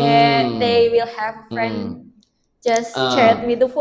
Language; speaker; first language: English; non-native, learner; Indonesian